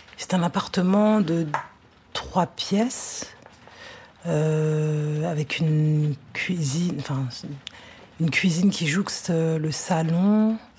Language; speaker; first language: French; native; French